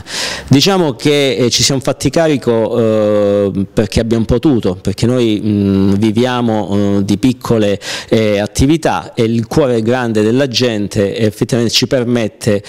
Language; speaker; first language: Italian; native; Italian